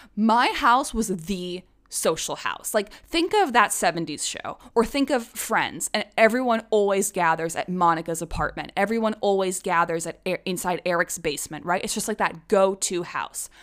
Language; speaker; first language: English; early bilingual, other home language; Czech